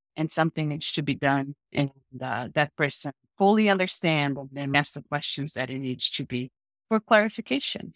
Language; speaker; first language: English; non-native, fluent; Portuguese